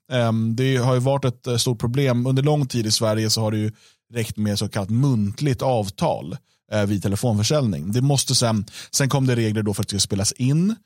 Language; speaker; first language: Swedish; native; Swedish